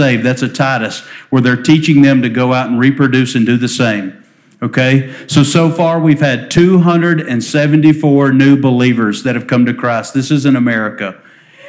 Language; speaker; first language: English; native; English